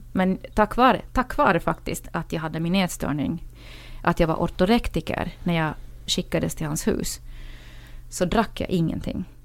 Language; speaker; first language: Swedish; native; Swedish